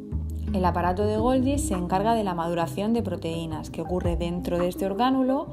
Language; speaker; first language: Spanish; native; Spanish